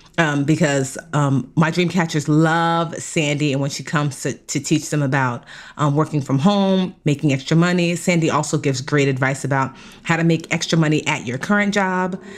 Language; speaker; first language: English; native; English